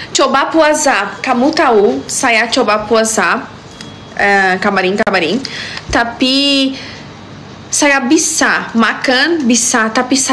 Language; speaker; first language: Indonesian; non-native, learner; Portuguese